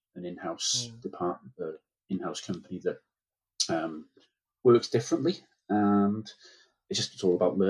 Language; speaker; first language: English; native; English